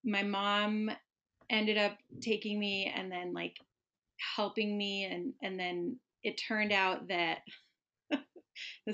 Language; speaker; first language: English; native; English